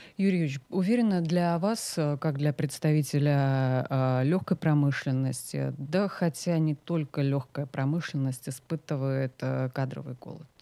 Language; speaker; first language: Russian; native; Russian